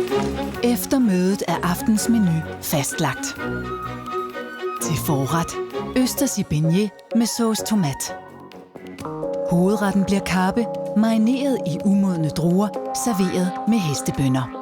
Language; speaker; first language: Danish; native; Danish